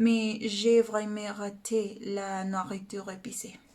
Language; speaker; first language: French; non-native, learner; Spanish